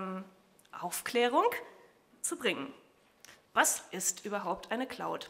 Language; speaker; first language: German; native; German